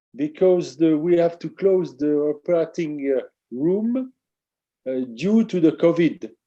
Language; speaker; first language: English; non-native, fluent; French